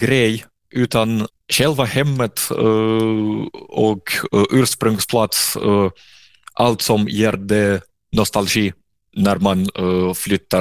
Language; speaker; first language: Swedish; non-native, fluent; Russian